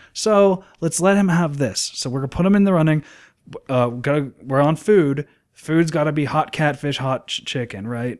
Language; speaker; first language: English; native; English